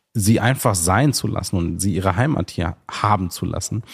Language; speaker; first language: German; early bilingual, other home language; Sinhala